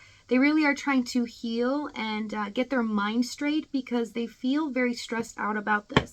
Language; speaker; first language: English; native; English